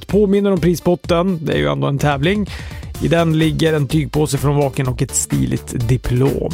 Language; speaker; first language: Swedish; native; Swedish